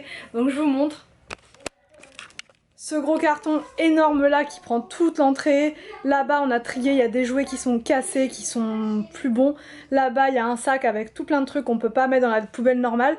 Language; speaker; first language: French; native; French